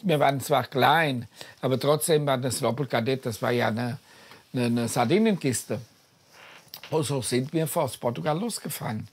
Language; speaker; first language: German; early bilingual, other home language; Portuguese